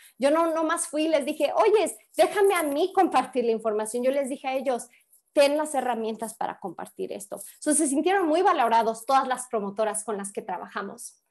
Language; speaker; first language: Spanish; early bilingual, heritage; Spanish